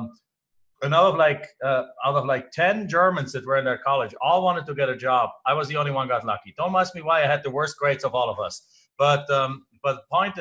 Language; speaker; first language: English; non-native, fluent; German